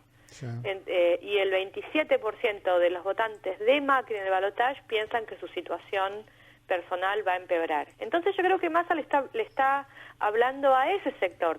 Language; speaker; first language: Spanish; native; Spanish